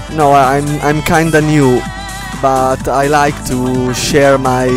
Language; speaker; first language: English; non-native, learner; Italian